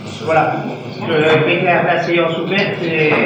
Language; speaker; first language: French; native; French